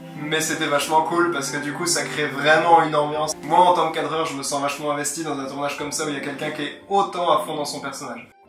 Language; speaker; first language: French; native; French